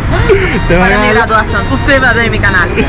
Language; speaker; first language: Spanish; non-native, fluent; Portuguese